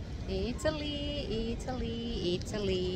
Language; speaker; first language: English; non-native, local second language; Filipino